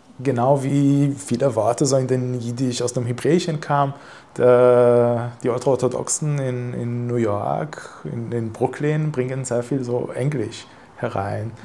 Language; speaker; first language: German; non-native, fluent; Hebrew